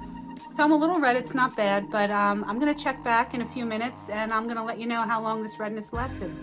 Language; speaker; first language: English; native; English